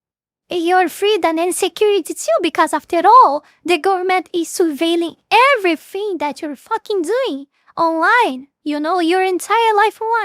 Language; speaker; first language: English; non-native, fluent; Portuguese